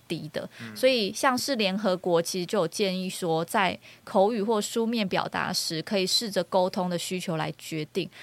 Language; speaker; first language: Chinese; native; Chinese